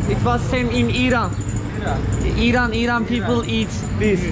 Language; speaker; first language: English; non-native, learner; Turkish